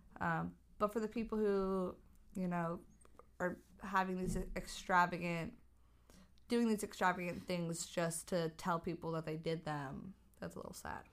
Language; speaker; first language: English; native; English